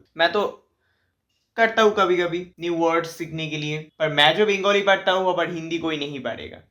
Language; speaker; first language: Hindi; non-native, local second language; Bangla